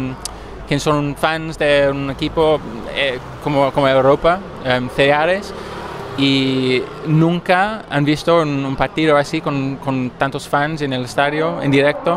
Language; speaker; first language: Spanish; non-native, fluent; English